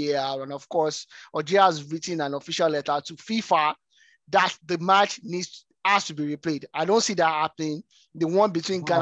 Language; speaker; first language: English; non-native, local second language; Yoruba